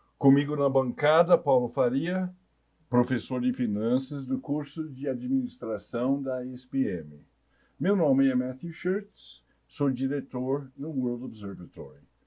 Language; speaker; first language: Portuguese; non-native, fluent; English